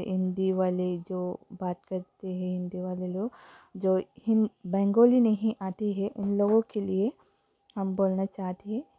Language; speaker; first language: Hindi; non-native, local second language; Bangla